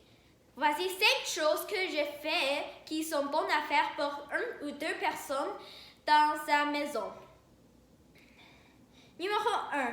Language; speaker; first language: French; non-native, learner; Chinese